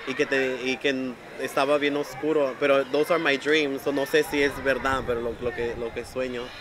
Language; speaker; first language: Spanish; early bilingual, heritage; Spanish